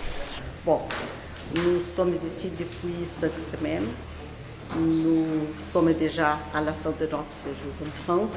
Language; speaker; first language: French; non-native, fluent; Portuguese